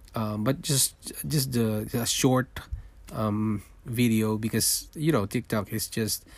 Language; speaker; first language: English; non-native, local second language; Filipino